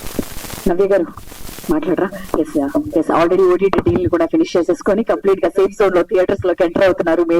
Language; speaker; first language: Telugu; native; Telugu